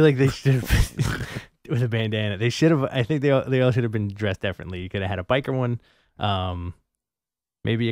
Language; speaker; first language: English; native; English